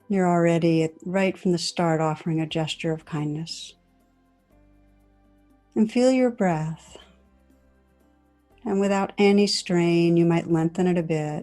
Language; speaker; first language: English; native; English